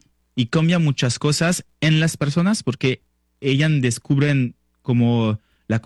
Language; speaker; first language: Spanish; non-native, learner; French